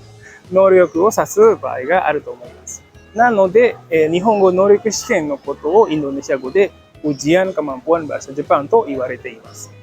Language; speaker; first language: Japanese; non-native, fluent; Indonesian